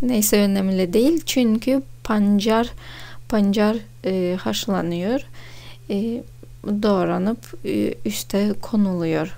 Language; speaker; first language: Turkish; non-native, fluent; Russian